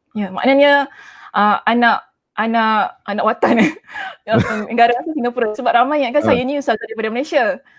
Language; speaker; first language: Malay; native; Malay